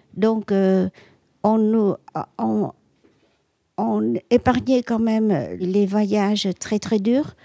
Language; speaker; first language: French; non-native, local second language; Vietnamese